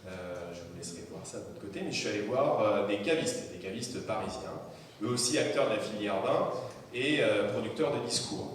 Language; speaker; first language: French; native; French